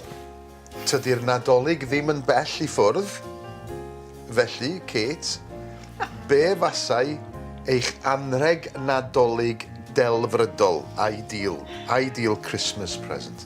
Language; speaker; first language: Welsh; native; Welsh